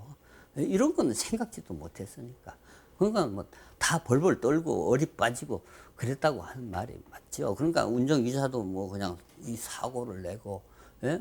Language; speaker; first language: Korean; native; Korean